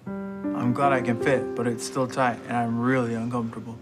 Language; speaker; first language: English; native; English